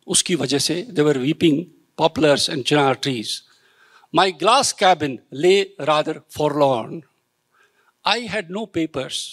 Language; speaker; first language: Hindi; native; Hindi